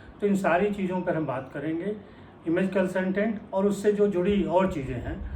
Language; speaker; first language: Hindi; native; Hindi